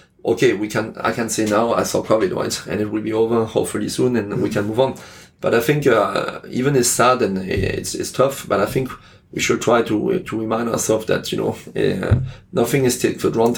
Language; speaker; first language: English; non-native, fluent; French